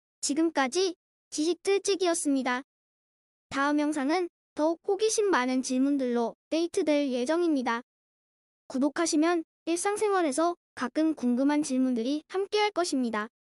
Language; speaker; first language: Korean; native; Korean